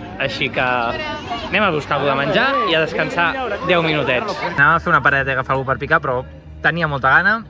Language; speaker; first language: Catalan; native; Catalan